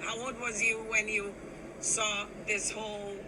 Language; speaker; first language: English; non-native, learner; Portuguese